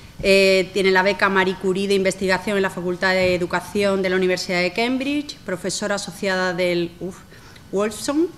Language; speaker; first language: Spanish; native; Spanish